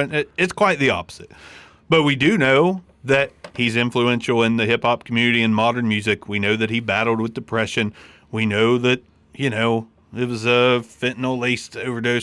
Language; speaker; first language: English; native; English